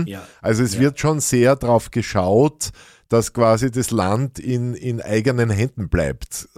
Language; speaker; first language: German; native; German